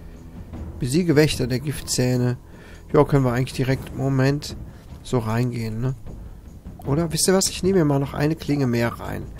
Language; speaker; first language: German; native; German